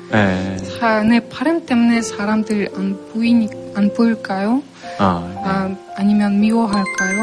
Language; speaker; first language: Korean; non-native, learner; Russian